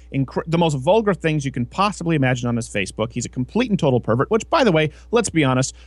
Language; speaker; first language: English; native; English